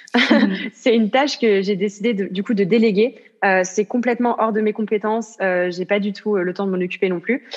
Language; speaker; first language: French; native; French